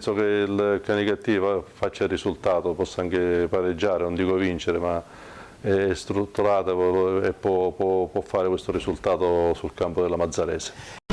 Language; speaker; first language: Italian; native; Italian